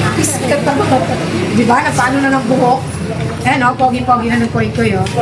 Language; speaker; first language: Filipino; native; Filipino